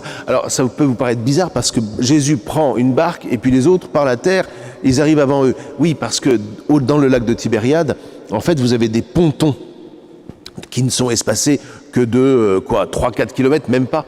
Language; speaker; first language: French; native; French